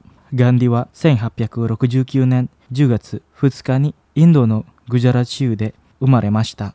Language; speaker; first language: Japanese; non-native, fluent; Indonesian